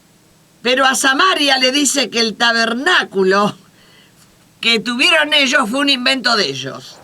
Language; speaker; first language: Spanish; native; Spanish